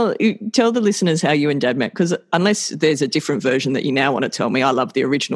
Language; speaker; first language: English; native; English